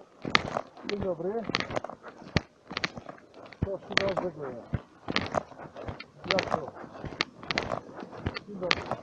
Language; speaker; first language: Polish; non-native, learner; Slovenian